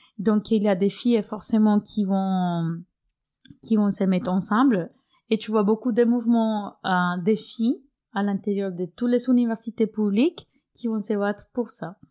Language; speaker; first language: French; non-native, fluent; Spanish